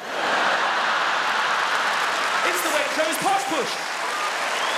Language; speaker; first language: English; native; English